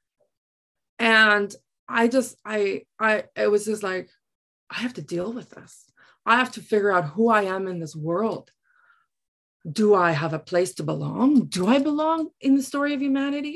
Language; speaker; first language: English; non-native, local second language; Afrikaans